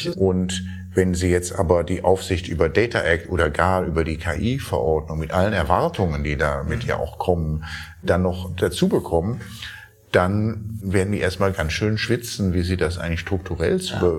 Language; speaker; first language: German; native; German